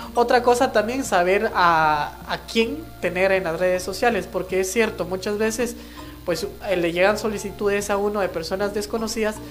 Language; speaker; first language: Spanish; non-native, local second language; Kaqchikel